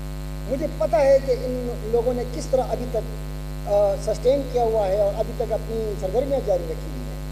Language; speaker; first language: Urdu; non-native, local second language; Northern Hindko